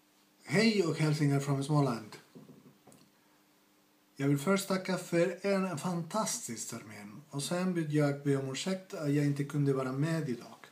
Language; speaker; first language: Swedish; non-native, fluent; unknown